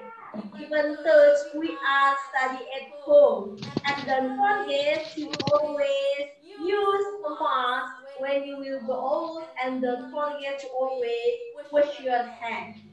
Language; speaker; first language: English; non-native, learner; Indonesian